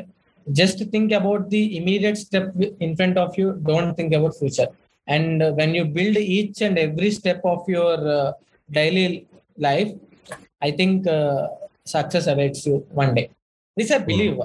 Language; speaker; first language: English; non-native, local second language; Telugu